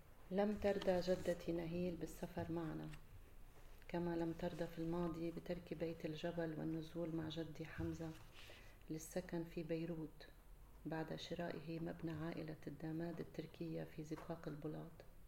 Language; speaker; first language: Arabic; native; Arabic